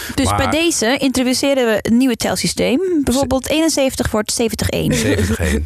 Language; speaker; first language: Dutch; non-native, fluent; Norwegian